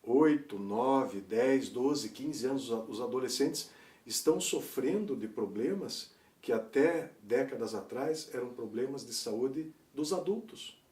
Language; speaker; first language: Portuguese; native; Portuguese